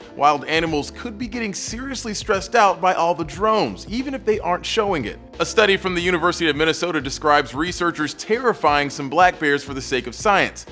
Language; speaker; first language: English; native; English